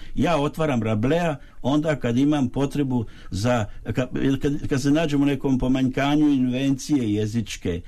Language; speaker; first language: Serbian; native; Serbian